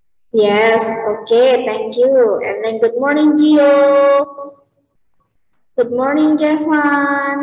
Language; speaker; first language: English; non-native, learner; Indonesian